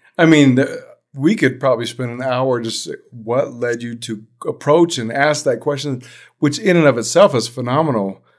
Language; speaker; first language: English; native; English